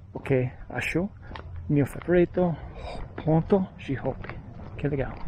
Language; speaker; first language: Portuguese; non-native, learner; English